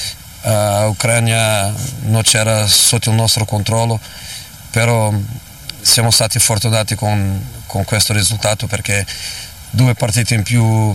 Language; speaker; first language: Italian; non-native, fluent; Portuguese